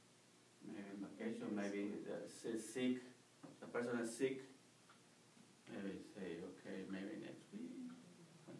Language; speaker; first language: English; non-native, learner; Spanish